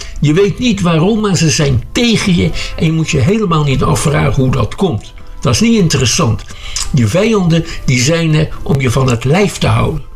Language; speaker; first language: Dutch; native; Dutch